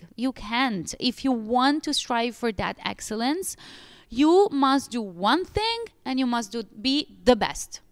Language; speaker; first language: English; non-native, fluent; Italian